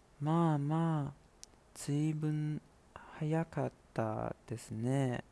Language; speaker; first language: Japanese; non-native, learner; Chinese